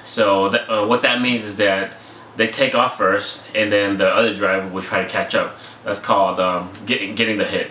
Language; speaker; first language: English; native; English